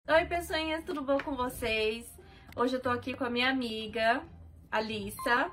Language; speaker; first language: Portuguese; native; Portuguese